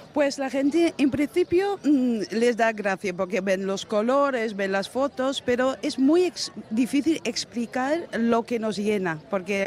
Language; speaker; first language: Spanish; non-native, learner; Dutch